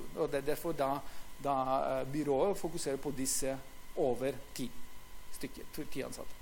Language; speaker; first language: Norwegian; non-native, fluent; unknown